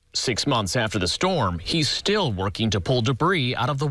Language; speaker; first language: English; native; English